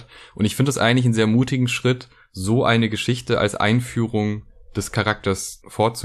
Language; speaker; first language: German; native; German